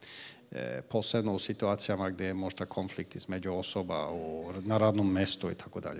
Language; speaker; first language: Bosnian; non-native, fluent; Swedish